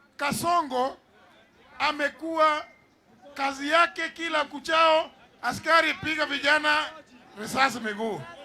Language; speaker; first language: Swahili; non-native, local second language; Kikuyu